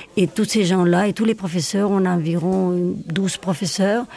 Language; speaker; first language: French; non-native, fluent; Spanish